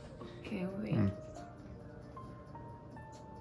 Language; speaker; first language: English; non-native, fluent; Arabic